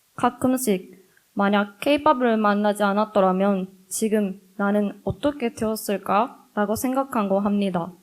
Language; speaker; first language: Korean; non-native, fluent; Japanese